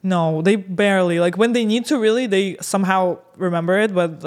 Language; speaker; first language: English; non-native, fluent; Russian